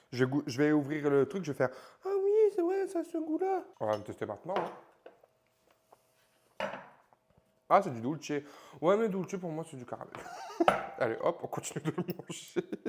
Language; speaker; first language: French; native; French